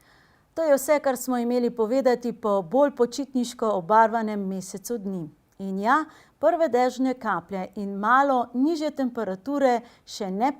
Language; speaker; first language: Slovenian; native; Slovenian